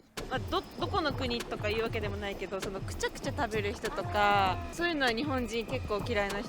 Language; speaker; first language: Japanese; non-native, learner; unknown